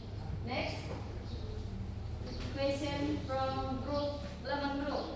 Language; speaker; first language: English; non-native, learner; Indonesian